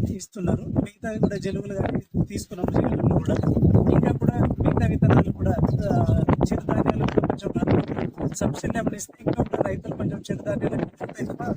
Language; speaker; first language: Telugu; native; Telugu